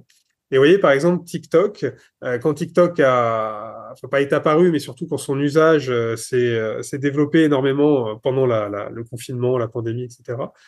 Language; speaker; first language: French; native; French